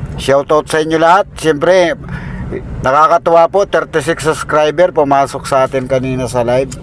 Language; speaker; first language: Filipino; native; Filipino